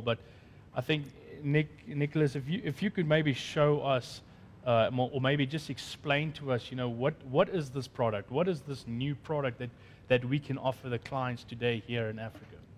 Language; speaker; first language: English; non-native, local second language; Afrikaans